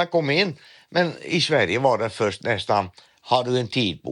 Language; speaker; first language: Swedish; non-native, fluent; Dutch